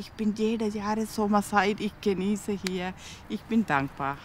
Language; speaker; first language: German; non-native, learner; Tamil